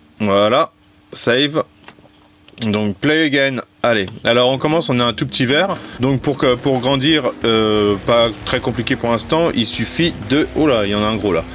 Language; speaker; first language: French; native; French